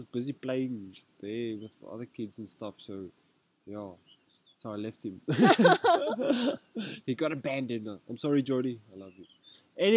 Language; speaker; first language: English; non-native, local second language; Afrikaans